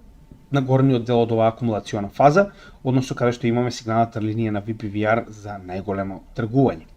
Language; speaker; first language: Macedonian; native; Macedonian